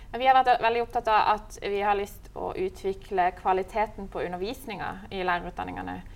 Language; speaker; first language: Norwegian; native; Norwegian